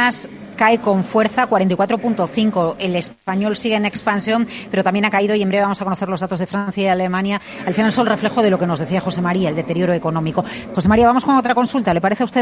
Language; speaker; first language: Spanish; native; Spanish